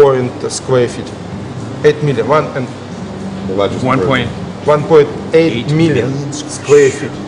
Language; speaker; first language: English; non-native, learner; Russian